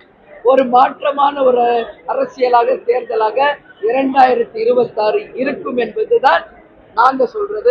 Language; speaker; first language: Tamil; native; Tamil